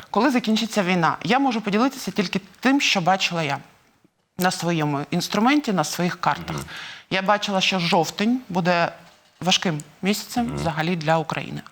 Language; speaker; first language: Ukrainian; non-native, local second language; Russian